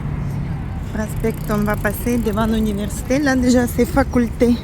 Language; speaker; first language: French; non-native, fluent; Russian